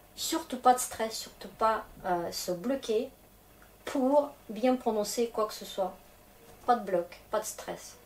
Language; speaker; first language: French; non-native, fluent; Russian